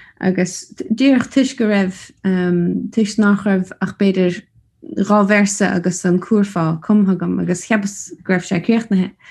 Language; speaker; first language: Irish; native; Irish